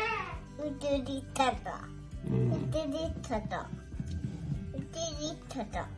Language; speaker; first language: Chinese; early bilingual, heritage; Chinese